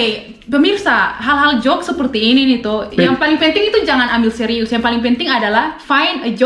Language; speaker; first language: Indonesian; non-native, local second language; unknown